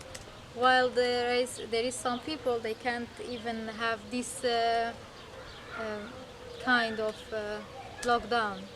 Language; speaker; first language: English; non-native, fluent; Arabic